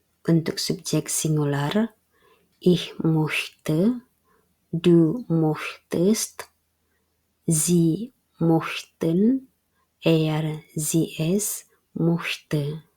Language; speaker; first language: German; non-native, fluent; Indonesian